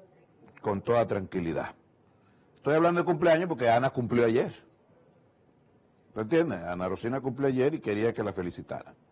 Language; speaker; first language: Spanish; native; Spanish